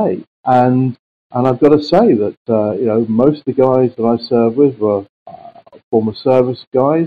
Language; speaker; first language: English; native; English